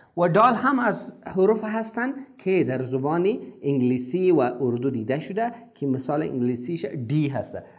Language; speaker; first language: Persian; non-native, local second language; Pashto